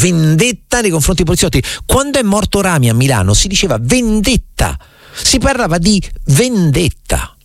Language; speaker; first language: Italian; native; Italian